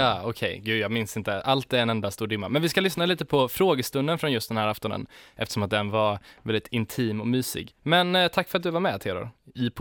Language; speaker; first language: Swedish; native; Swedish